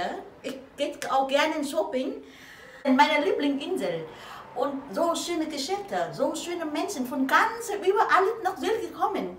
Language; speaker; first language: German; non-native, learner; Vietnamese